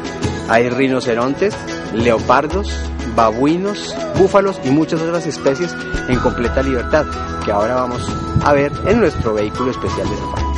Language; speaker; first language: Spanish; native; Spanish